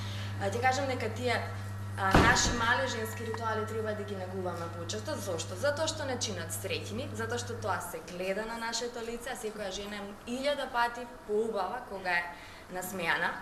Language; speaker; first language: Macedonian; native; Macedonian